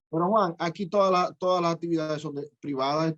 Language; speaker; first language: Spanish; native; Spanish